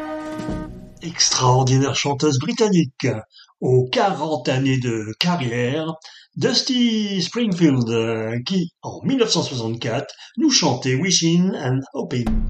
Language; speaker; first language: French; native; French